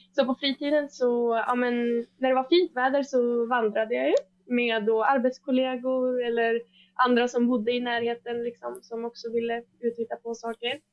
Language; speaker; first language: Swedish; native; Swedish